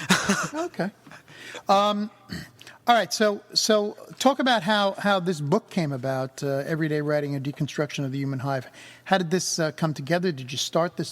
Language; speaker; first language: English; native; English